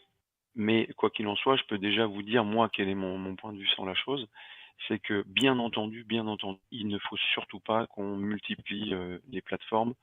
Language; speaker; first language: French; native; French